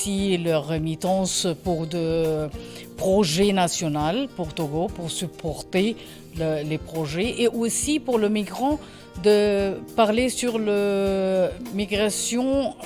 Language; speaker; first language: French; non-native, learner; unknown